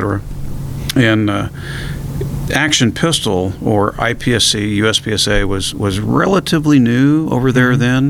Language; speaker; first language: English; native; English